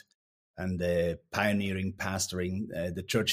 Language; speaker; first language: English; non-native, fluent; Swiss German